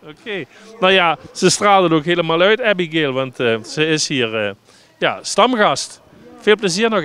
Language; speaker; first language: Dutch; native; Dutch